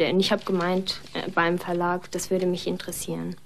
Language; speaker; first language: German; non-native, fluent; English